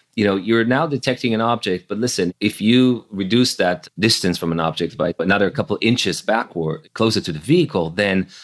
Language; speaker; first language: English; non-native, fluent; Hebrew